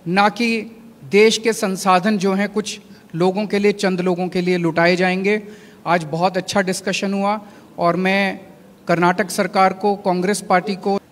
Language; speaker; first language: Hindi; native; Hindi